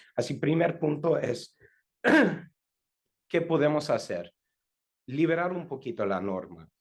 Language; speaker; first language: Spanish; non-native, learner; English